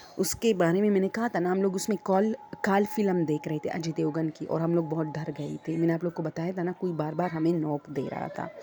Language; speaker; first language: Urdu; non-native, local second language; Punjabi